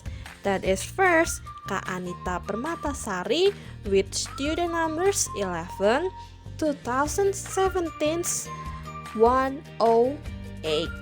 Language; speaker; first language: English; non-native, learner; Indonesian